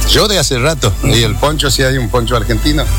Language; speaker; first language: Spanish; native; Spanish